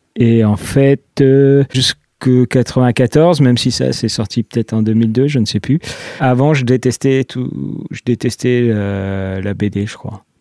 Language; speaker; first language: French; native; French